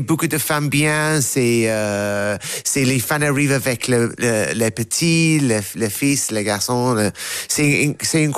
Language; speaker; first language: French; non-native, learner; English